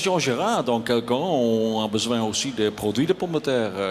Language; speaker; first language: French; non-native, learner; Dutch